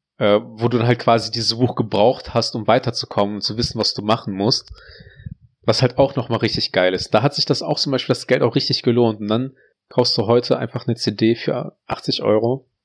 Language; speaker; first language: German; early bilingual, other home language; Russian